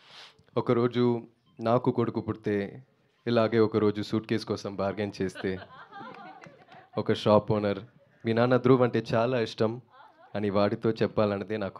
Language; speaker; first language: Telugu; non-native, learner; Tamil